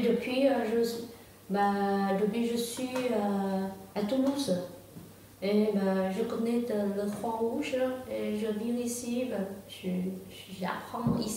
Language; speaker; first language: French; non-native, learner; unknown